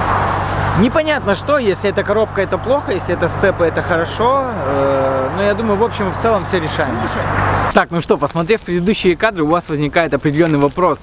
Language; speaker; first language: Russian; native; Russian